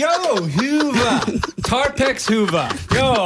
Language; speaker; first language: Finnish; non-native, learner; English